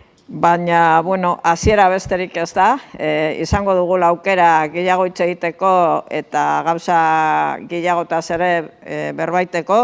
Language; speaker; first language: Basque; native; Basque